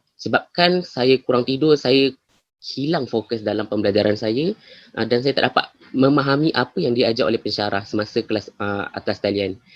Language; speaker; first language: Malay; native; Malay